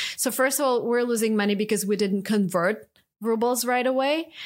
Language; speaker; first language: English; non-native, fluent; Russian